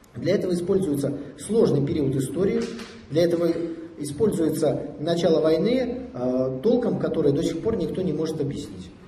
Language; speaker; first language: Russian; native; Russian